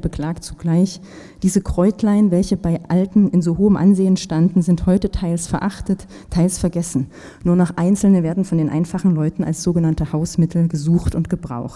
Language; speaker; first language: German; native; German